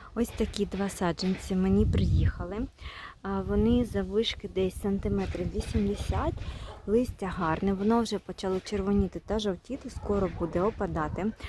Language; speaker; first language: Ukrainian; non-native, local second language; Russian